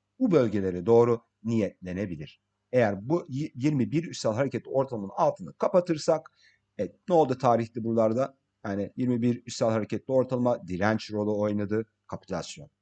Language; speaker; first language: Turkish; early bilingual, heritage; English